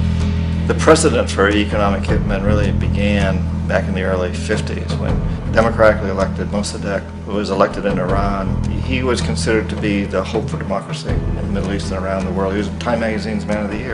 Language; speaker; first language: English; native; English